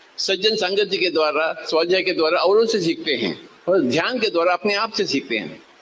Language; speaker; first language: Hindi; non-native, local second language; Telugu